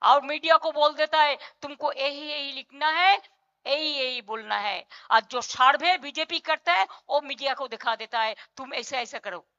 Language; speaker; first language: Hindi; non-native, local second language; Bangla